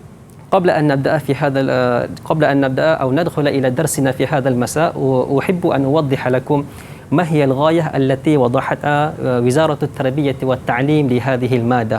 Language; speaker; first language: Arabic; non-native, fluent; Malay